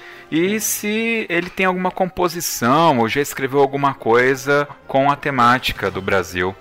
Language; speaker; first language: Portuguese; native; Portuguese